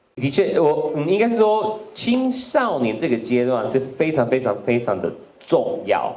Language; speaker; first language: Chinese; non-native, fluent; English